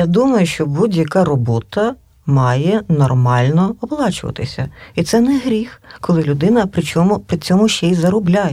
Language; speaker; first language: Ukrainian; native; Ukrainian